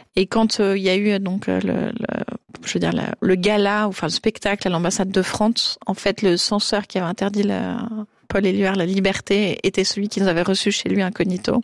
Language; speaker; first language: French; native; French